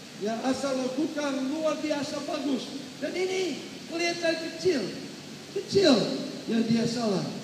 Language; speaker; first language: Indonesian; non-native, learner; English